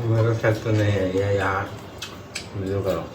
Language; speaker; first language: Hindi; non-native, local second language; Manipuri